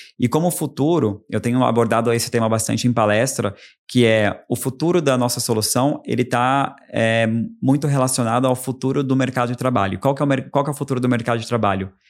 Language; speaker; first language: Portuguese; native; Portuguese